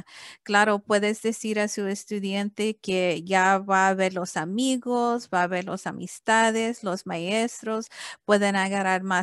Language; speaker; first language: Spanish; early bilingual, heritage; English